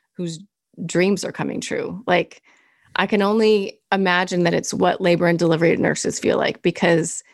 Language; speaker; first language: English; native; English